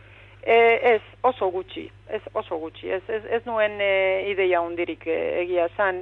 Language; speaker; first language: Basque; non-native, fluent; Romanian